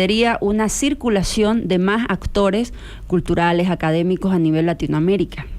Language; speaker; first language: Spanish; native; Spanish